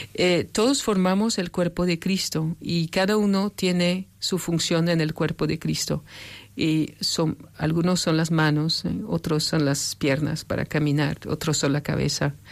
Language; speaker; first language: Spanish; non-native, fluent; French